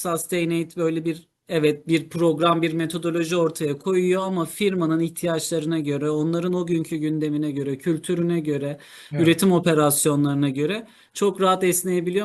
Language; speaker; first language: Turkish; native; Turkish